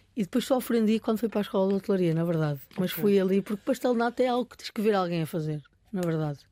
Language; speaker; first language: Portuguese; native; Portuguese